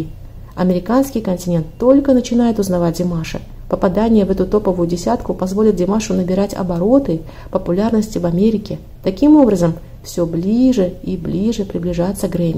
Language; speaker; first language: Russian; native; Russian